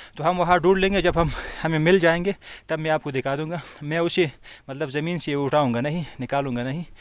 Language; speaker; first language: Hindi; non-native, fluent; Pashto